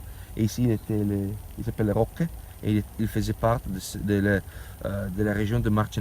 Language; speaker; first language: French; non-native, learner; Italian